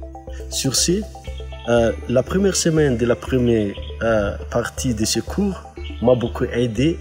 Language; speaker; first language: French; non-native, local second language; Malagasy